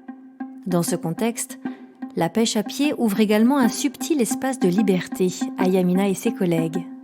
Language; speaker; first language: French; native; French